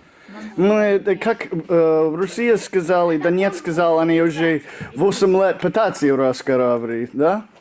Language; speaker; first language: Russian; non-native, learner; English